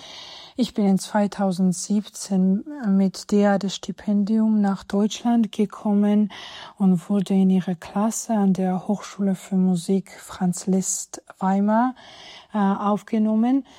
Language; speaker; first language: German; non-native, fluent; Georgian